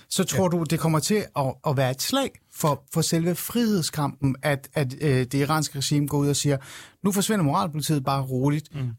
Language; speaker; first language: Danish; early bilingual, other home language; Persian